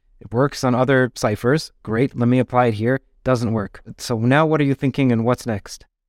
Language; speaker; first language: English; native; English